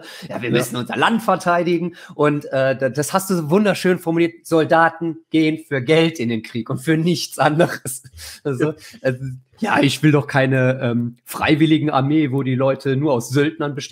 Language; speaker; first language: German; native; German